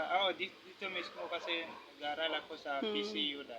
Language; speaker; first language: Filipino; non-native, learner; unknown